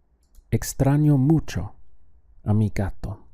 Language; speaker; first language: Spanish; non-native, fluent; English